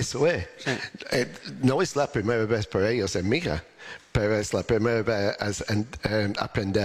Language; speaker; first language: Spanish; non-native, learner; English